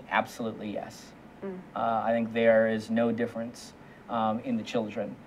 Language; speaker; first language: English; native; English